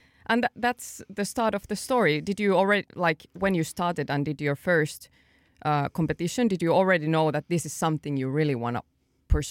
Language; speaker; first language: English; non-native, fluent; Finnish